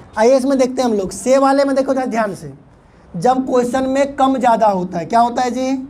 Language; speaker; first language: Hindi; native; Hindi